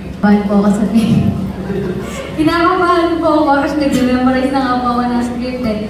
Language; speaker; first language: Filipino; native; Filipino